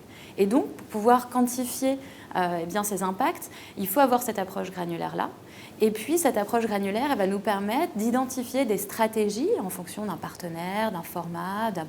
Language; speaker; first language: French; native; French